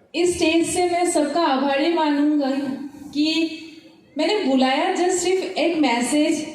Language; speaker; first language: Hindi; non-native, local second language; Assamese